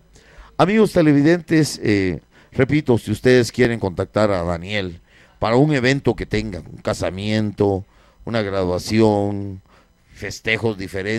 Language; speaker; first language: Spanish; native; Spanish